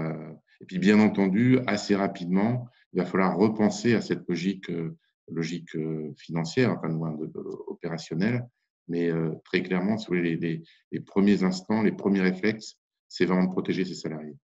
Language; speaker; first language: French; native; French